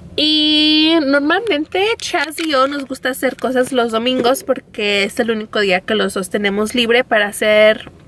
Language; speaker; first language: Spanish; early bilingual, heritage; Spanish